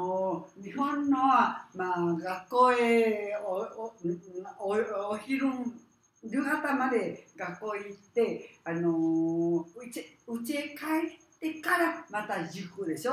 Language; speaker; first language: Japanese; non-native, learner; Spanish